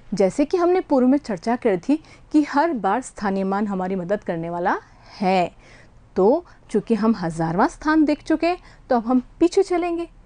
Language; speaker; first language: Hindi; native; Hindi